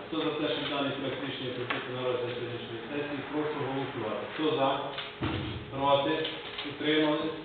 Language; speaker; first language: Ukrainian; native; Ukrainian